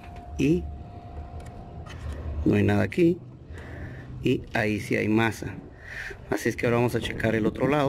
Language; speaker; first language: Spanish; native; Spanish